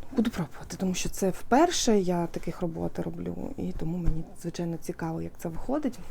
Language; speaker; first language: Ukrainian; non-native, local second language; Russian